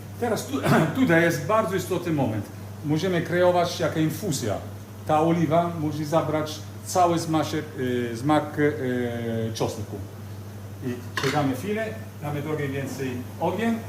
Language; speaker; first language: Polish; non-native, learner; Italian